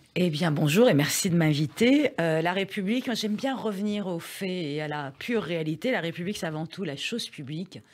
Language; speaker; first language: French; early bilingual, other home language; Persian